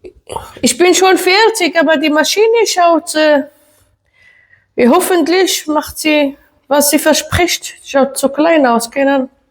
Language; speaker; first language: German; non-native, fluent; Arabic